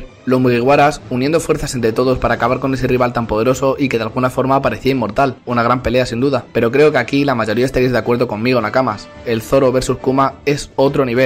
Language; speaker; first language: Spanish; native; Spanish